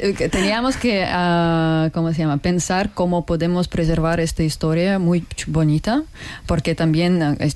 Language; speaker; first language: Spanish; non-native, learner; Russian